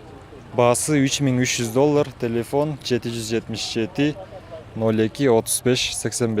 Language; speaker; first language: Kyrgyz; native; Kyrgyz